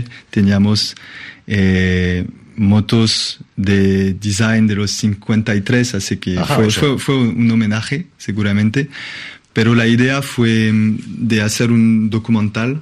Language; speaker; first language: Spanish; non-native, fluent; French